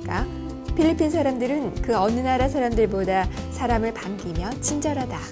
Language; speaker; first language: Korean; native; Korean